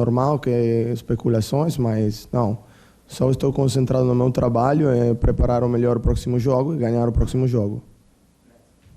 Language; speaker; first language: Portuguese; non-native, learner; Italian